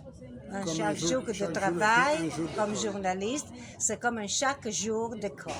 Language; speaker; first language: French; non-native, learner; Italian